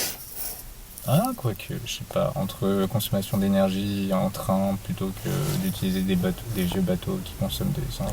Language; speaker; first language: French; native; French